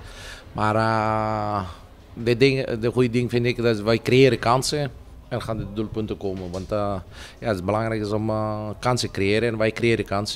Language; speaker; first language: Dutch; non-native, fluent; Greek